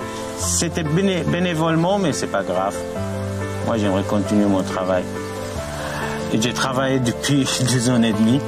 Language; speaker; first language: French; non-native, learner; Arabic